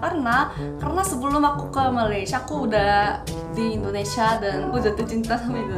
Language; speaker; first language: Indonesian; non-native, fluent; Korean